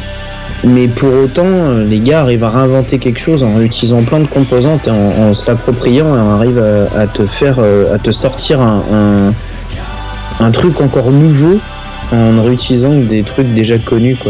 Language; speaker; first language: French; native; French